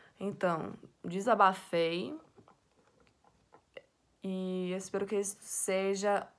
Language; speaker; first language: Portuguese; non-native, fluent; English